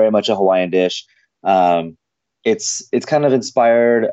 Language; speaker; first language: English; native; English